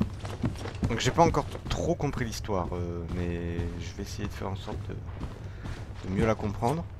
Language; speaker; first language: French; native; French